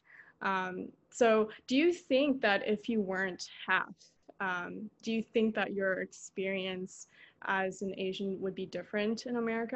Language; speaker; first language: English; early bilingual, other home language; Korean